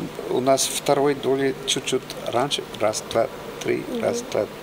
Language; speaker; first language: Russian; non-native, fluent; German